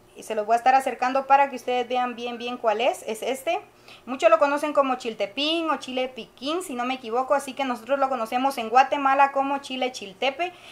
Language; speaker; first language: Spanish; native; Spanish